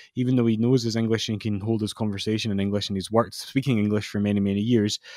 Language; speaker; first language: English; native; English